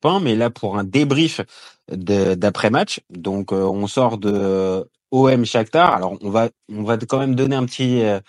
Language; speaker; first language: French; native; French